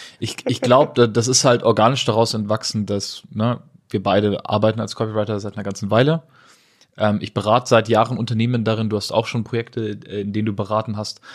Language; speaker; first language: German; native; German